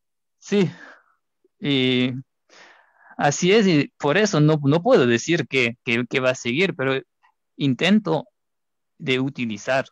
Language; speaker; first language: Spanish; non-native, fluent; German